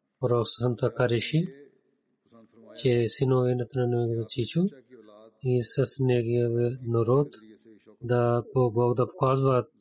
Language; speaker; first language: Bulgarian; non-native, learner; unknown